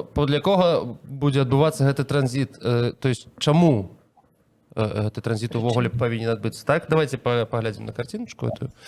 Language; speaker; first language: Belarusian; non-native, local second language; Russian